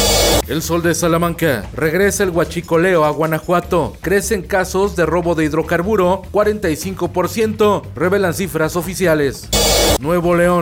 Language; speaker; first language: Spanish; native; Spanish